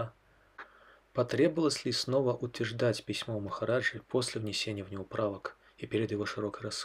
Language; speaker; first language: Russian; native; Russian